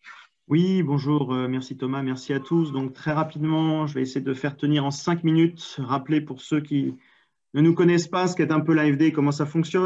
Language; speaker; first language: French; native; French